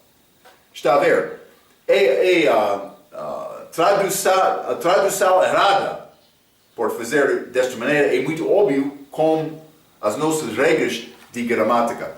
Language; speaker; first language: Portuguese; non-native, fluent; English